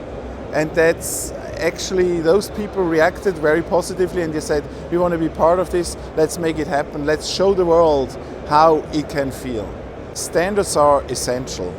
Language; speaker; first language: English; non-native, fluent; German